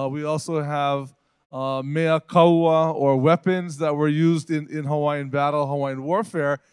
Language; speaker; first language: English; native; English